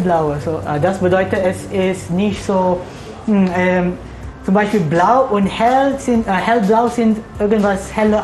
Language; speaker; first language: German; non-native, learner; Malay